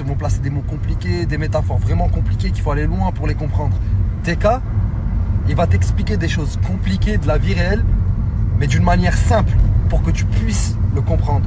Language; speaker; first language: French; native; French